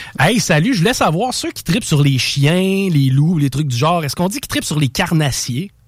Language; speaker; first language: French; non-native, local second language; English